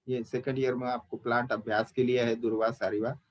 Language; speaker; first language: Hindi; non-native, local second language; Marathi